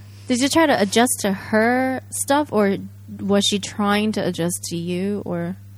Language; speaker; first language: English; non-native, fluent; Japanese